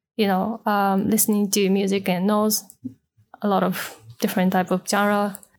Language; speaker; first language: English; non-native, fluent; Japanese